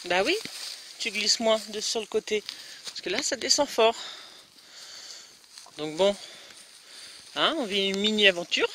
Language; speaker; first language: French; native; French